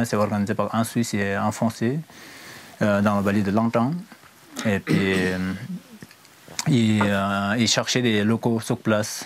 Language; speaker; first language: French; non-native, fluent; Sherpa